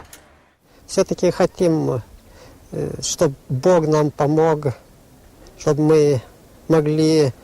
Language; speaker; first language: Russian; non-native, local second language; Lithuanian